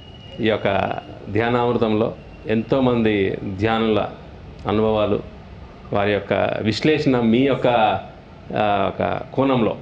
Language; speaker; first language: Telugu; native; Telugu